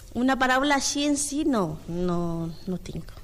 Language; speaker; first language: Catalan; non-native, learner; Spanish